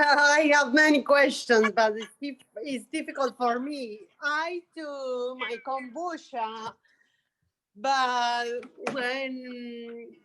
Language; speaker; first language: English; non-native, learner; Spanish